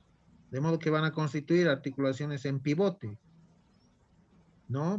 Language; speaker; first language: Spanish; native; Spanish